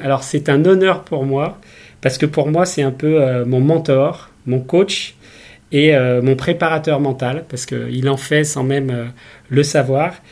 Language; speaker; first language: French; native; French